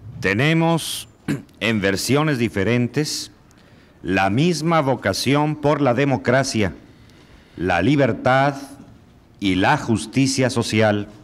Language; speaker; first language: Spanish; native; Spanish